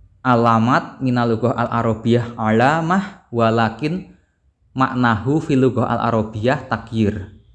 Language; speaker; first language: Arabic; non-native, learner; Javanese